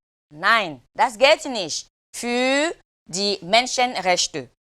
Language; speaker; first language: German; non-native, fluent; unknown